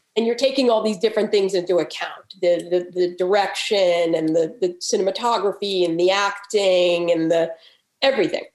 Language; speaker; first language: English; native; English